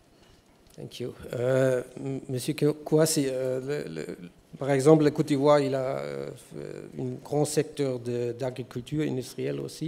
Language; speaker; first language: French; non-native, learner; German